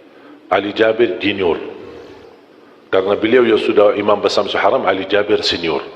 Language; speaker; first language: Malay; non-native, fluent; Arabic